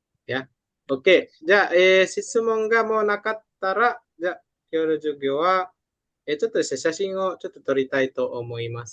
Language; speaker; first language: Japanese; non-native, fluent; Indonesian